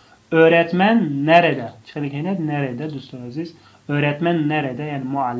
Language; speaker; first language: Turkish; non-native, fluent; Tajik